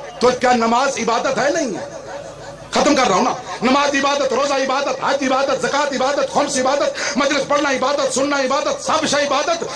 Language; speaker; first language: Urdu; non-native, local second language; Punjabi